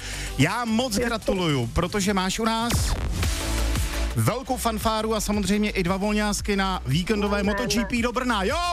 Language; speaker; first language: Czech; native; Czech